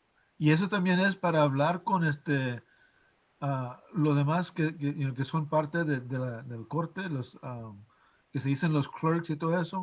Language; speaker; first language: Spanish; early bilingual, heritage; English